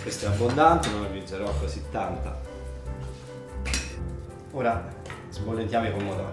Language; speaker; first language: Italian; native; Italian